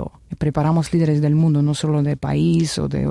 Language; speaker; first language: Spanish; non-native, fluent; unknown